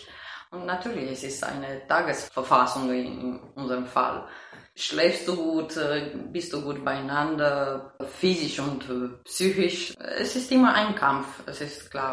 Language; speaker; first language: German; non-native, fluent; Romanian